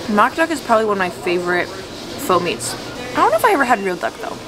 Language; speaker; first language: English; native; English